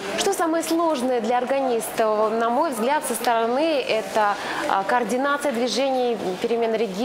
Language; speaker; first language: Russian; native; Russian